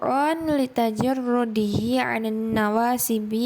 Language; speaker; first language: Arabic; non-native, learner; Indonesian